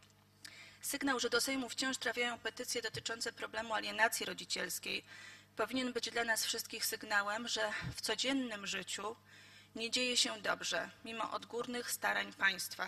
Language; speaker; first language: Polish; native; Polish